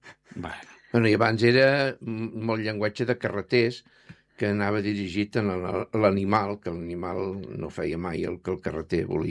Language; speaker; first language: Catalan; native; Catalan